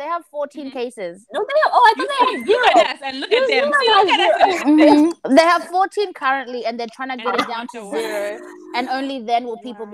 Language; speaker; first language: English; early bilingual, other home language; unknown